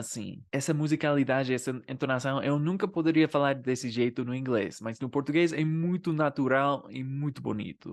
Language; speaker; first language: Portuguese; non-native, fluent; English